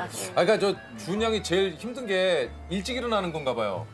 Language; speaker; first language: Korean; native; Korean